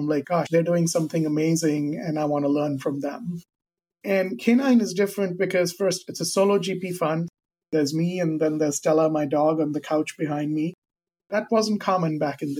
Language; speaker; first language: English; non-native, local second language; Hindi